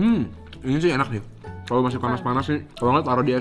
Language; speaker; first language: Indonesian; native; Indonesian